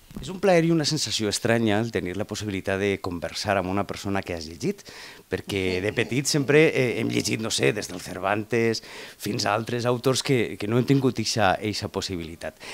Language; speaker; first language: Catalan; native; Catalan